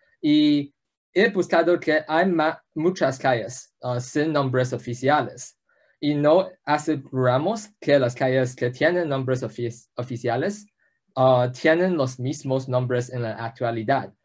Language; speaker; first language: Spanish; non-native, learner; English